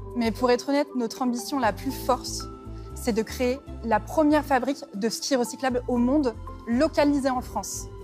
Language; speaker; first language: French; native; French